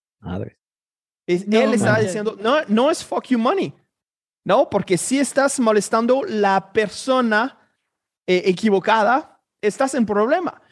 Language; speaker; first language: Spanish; non-native, fluent; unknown